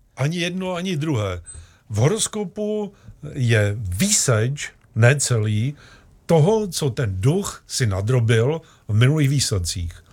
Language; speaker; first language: Czech; native; Czech